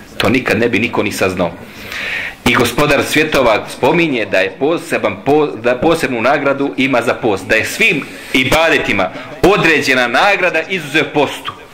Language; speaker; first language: Bosnian; native; Bosnian